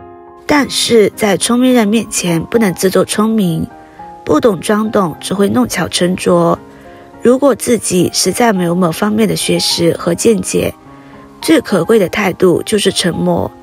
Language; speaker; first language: Chinese; native; Chinese